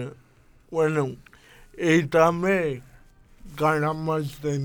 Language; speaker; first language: Catalan; non-native, local second language; Spanish